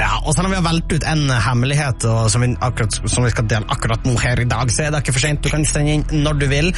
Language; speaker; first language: Norwegian; native; Norwegian